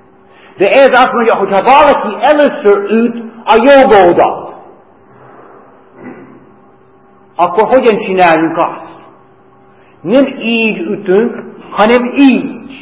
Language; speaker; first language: Hungarian; non-native, fluent; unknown